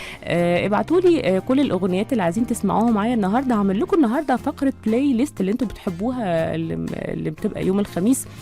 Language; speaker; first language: Arabic; native; Arabic